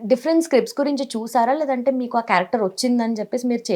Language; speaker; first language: Telugu; native; Telugu